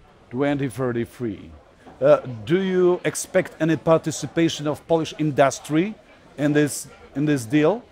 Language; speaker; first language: English; non-native, fluent; Polish